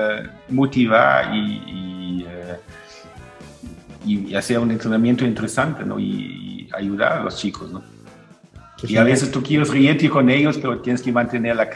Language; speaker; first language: Spanish; non-native, fluent; German